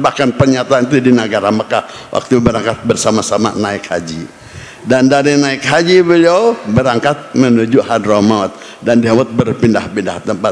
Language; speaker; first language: Indonesian; native; Indonesian